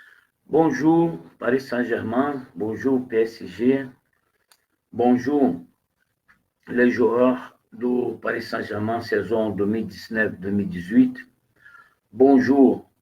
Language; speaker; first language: French; non-native, fluent; Portuguese